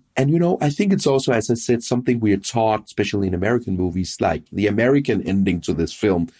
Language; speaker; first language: English; non-native, fluent; Danish